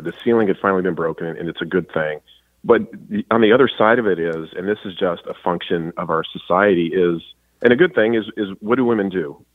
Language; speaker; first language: English; native; English